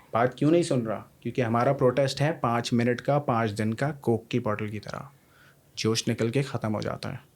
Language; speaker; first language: Urdu; native; Urdu